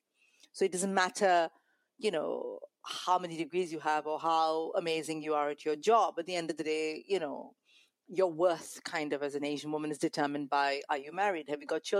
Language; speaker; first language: English; non-native, local second language; Malayalam